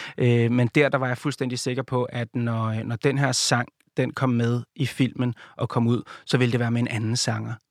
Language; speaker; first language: Danish; native; Danish